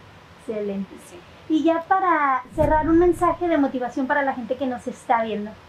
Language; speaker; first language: Spanish; native; Spanish